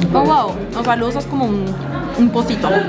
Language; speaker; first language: Spanish; native; Spanish